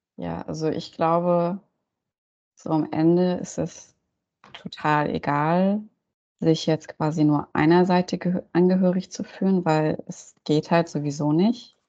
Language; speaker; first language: German; native; German